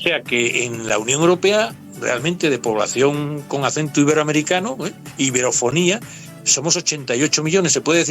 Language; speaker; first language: Spanish; native; Spanish